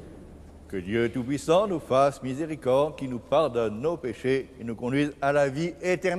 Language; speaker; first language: French; native; French